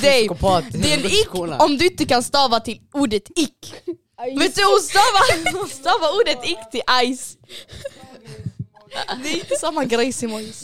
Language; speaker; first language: Swedish; early bilingual, other home language; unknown